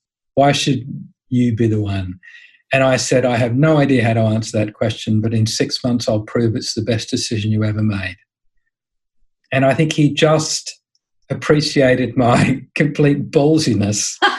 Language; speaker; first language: English; native; English